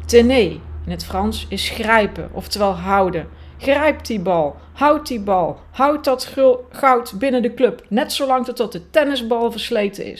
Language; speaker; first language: Dutch; native; Dutch